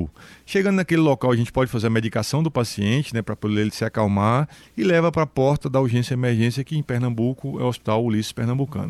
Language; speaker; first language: Portuguese; native; Portuguese